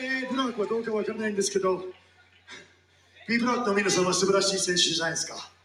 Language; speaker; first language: English; native; English